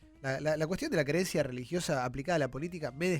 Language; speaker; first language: Spanish; native; Spanish